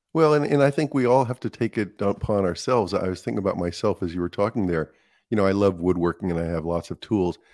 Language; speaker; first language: English; native; English